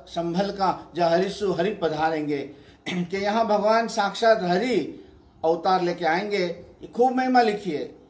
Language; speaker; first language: Hindi; non-native, local second language; Gujarati